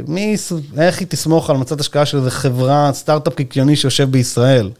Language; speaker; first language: Hebrew; native; Hebrew